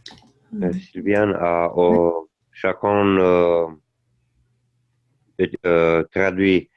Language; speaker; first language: French; non-native, learner; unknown